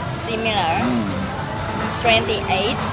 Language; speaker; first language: English; non-native, learner; Vietnamese